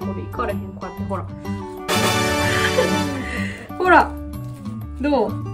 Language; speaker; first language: Japanese; native; Japanese